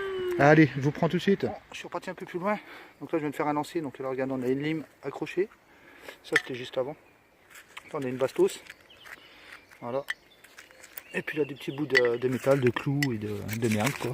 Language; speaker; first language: French; native; French